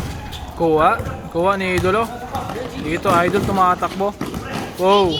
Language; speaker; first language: Filipino; non-native, local second language; Bikol